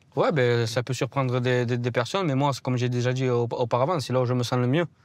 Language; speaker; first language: French; native; French